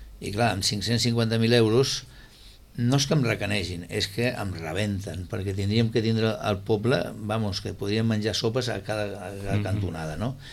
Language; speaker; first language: Catalan; native; Catalan